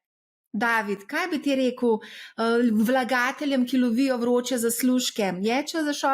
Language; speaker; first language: Slovenian; native; Slovenian